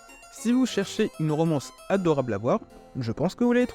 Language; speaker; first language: French; native; French